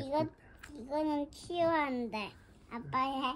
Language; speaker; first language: Korean; early bilingual, heritage; Korean